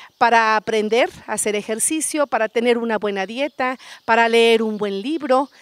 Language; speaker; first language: Spanish; native; Spanish